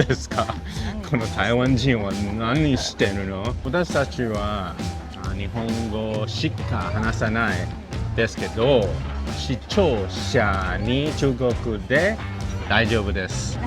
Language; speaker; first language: Japanese; non-native, learner; Chinese